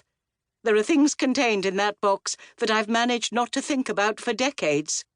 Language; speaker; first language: English; native; English